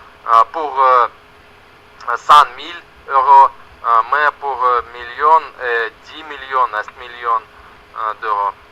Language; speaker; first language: French; non-native, learner; Russian